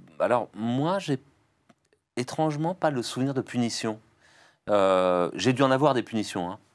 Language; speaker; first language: French; native; French